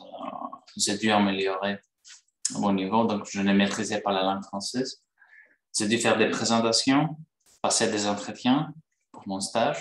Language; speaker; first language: French; non-native, fluent; Greek